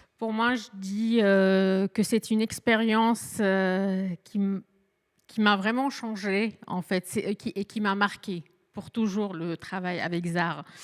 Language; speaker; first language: French; non-native, fluent; Arabic